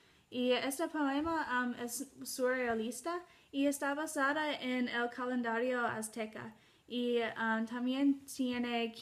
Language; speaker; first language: Spanish; non-native, learner; English